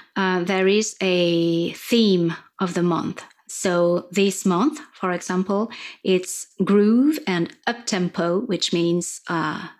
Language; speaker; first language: English; non-native, fluent; French